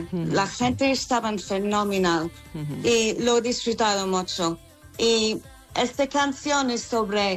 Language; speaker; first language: Spanish; non-native, fluent; English